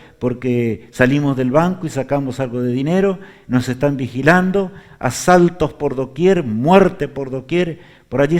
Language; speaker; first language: Spanish; native; Spanish